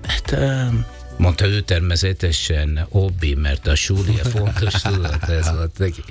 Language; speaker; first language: Hungarian; non-native, learner; Italian